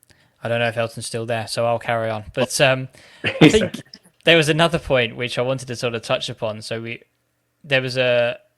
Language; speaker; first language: English; native; English